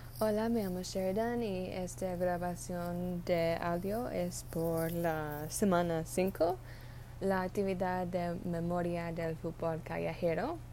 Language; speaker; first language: Spanish; non-native, learner; English